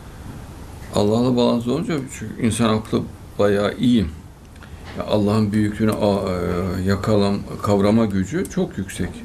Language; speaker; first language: Turkish; native; Turkish